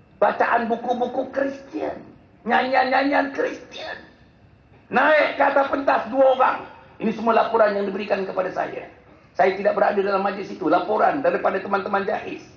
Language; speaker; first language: Malay; native; Malay